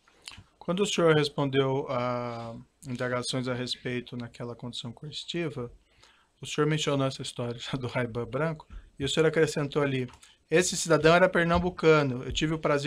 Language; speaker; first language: Portuguese; native; Portuguese